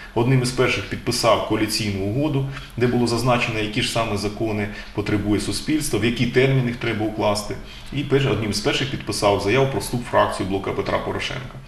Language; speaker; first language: Ukrainian; native; Ukrainian